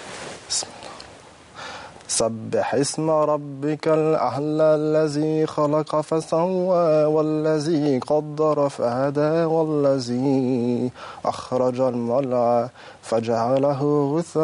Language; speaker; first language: Arabic; non-native, learner; French